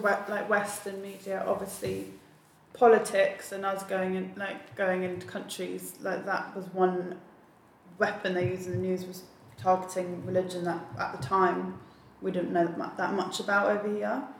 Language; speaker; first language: English; native; English